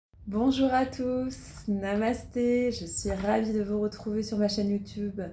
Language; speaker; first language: French; native; French